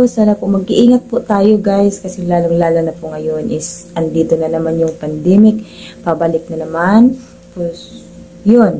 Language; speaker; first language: Filipino; native; Filipino